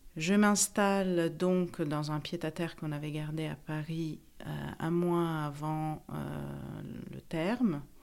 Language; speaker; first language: French; non-native, fluent; Italian